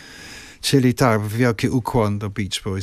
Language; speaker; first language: Polish; non-native, fluent; English